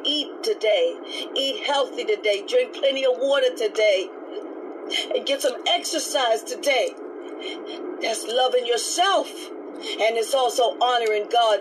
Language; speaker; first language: English; native; English